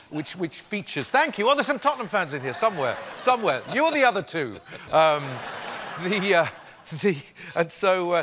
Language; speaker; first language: English; native; English